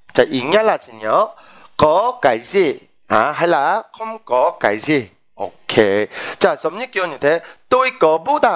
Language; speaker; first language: Vietnamese; non-native, fluent; Korean